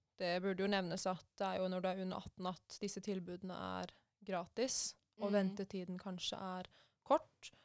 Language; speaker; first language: Norwegian; early bilingual, other home language; Persian